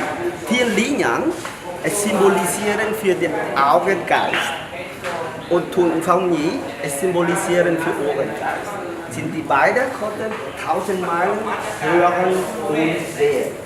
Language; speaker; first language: German; non-native, learner; Vietnamese